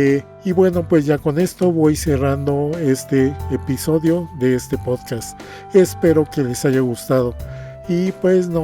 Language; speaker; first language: Spanish; native; Spanish